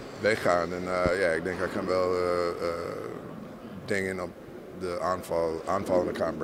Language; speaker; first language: Dutch; non-native, fluent; English